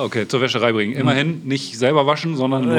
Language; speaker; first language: German; native; German